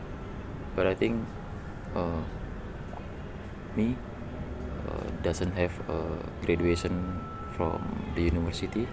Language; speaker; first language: English; non-native, learner; Indonesian